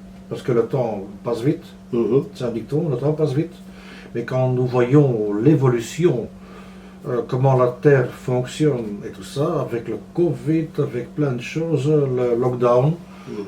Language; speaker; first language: French; non-native, local second language; Dutch